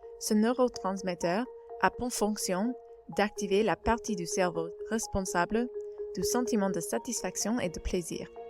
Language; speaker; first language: French; native; French